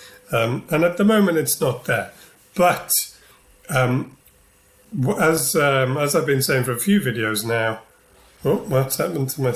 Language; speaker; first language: English; native; English